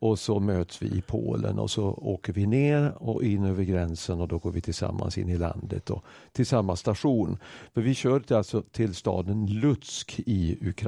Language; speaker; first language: Swedish; native; Swedish